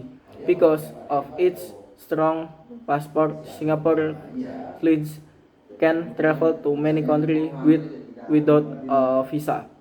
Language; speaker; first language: English; non-native, learner; Indonesian